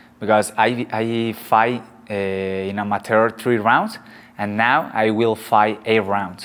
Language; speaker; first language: English; non-native, learner; Spanish